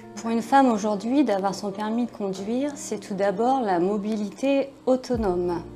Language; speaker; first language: French; native; French